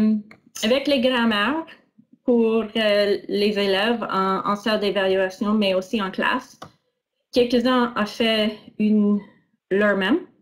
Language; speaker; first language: French; non-native, local second language; English